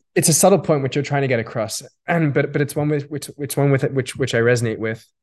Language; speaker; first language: English; non-native, local second language; Yiddish